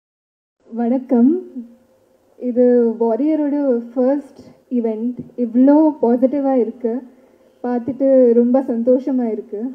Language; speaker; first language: Tamil; non-native, learner; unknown